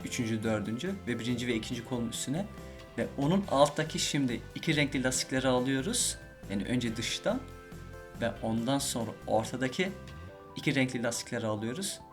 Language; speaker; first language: Turkish; early bilingual, heritage; Turkish